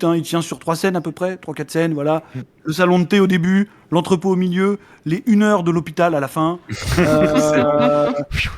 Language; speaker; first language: French; native; French